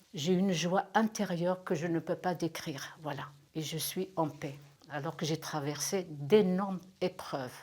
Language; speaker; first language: French; non-native, fluent; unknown